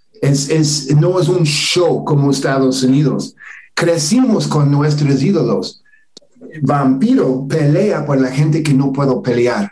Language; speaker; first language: Spanish; non-native, fluent; English